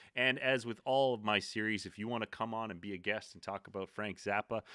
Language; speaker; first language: English; native; English